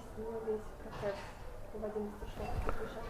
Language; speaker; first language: Russian; native; Russian